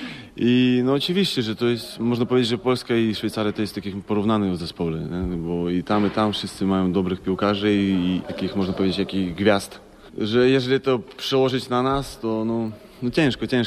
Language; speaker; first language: Polish; non-native, fluent; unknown